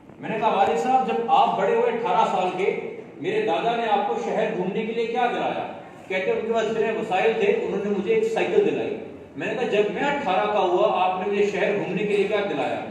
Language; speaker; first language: Urdu; non-native, local second language; Sindhi